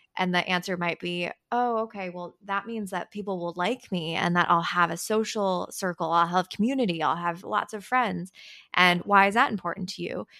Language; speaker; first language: English; early bilingual, other home language; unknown